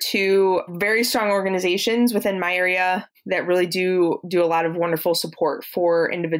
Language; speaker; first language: English; native; English